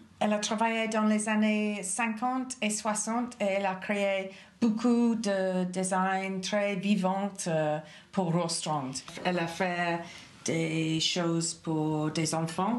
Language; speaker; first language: French; non-native, fluent; English